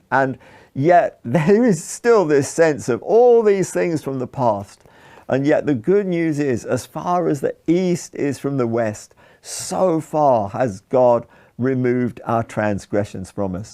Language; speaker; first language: English; native; English